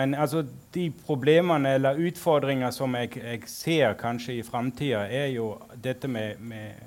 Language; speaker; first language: Norwegian; non-native, fluent; German